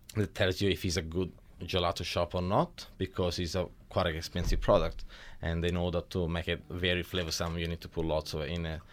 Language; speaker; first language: English; non-native, fluent; Italian